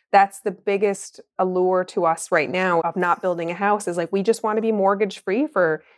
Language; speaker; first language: English; native; English